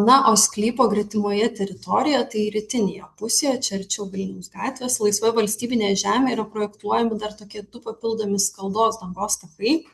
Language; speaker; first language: Lithuanian; native; Lithuanian